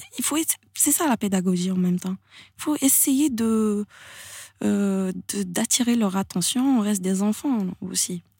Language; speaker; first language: French; non-native, local second language; Arabic